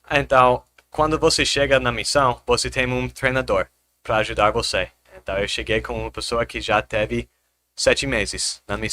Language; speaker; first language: Portuguese; non-native, fluent; English